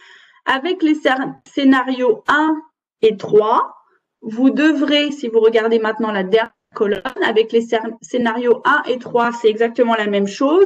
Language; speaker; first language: French; native; French